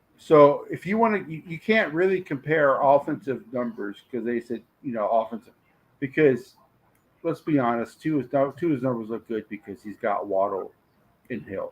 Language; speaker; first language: English; native; English